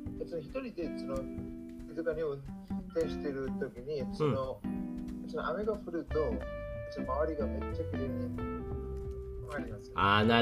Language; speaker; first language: Japanese; non-native, learner; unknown